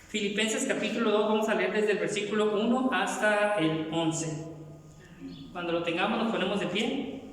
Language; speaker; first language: Spanish; native; Spanish